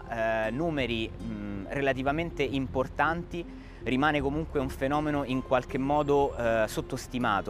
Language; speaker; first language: Italian; native; Italian